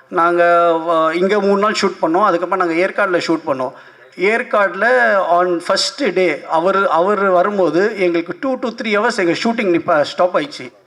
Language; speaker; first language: Tamil; non-native, local second language; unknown